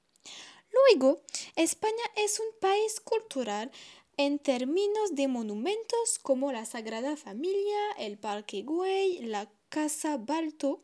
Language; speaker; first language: Spanish; non-native, learner; French